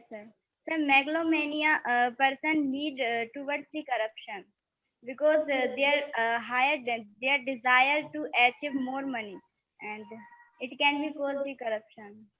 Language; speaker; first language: English; non-native, learner; Hindi